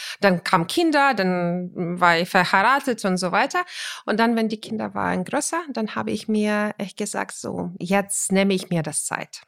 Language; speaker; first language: German; non-native, fluent; Ukrainian